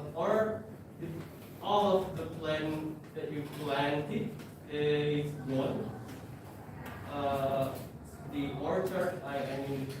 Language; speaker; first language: English; non-native, fluent; Indonesian